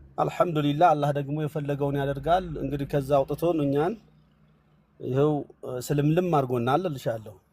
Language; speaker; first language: Amharic; native; Amharic